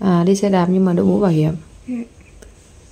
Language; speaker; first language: Vietnamese; native; Vietnamese